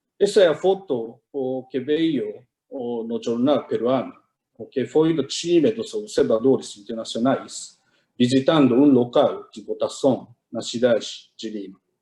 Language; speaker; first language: Portuguese; non-native, fluent; Japanese